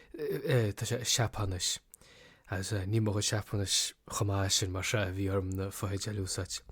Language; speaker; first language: Irish; native; Irish